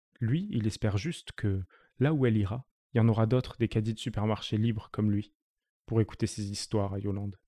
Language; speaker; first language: French; native; French